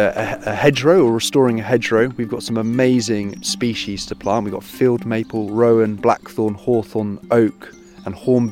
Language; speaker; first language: English; native; English